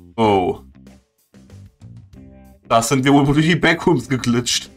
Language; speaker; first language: German; native; German